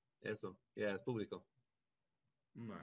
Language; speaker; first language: Spanish; non-native, learner; English